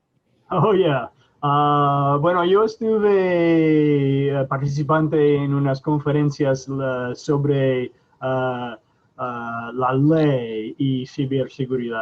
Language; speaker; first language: Spanish; non-native, fluent; English